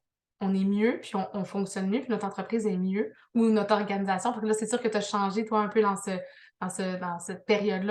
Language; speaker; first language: French; native; French